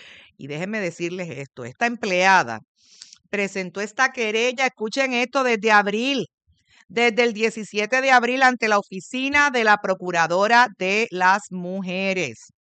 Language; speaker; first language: Spanish; native; Spanish